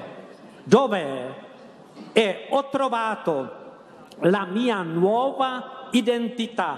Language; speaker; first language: Italian; non-native, fluent; Czech